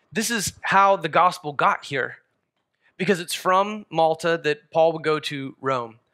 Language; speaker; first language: English; native; English